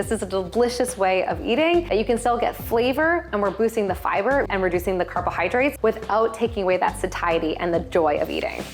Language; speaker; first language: English; native; English